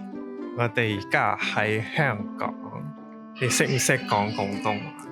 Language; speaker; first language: Chinese; native; Chinese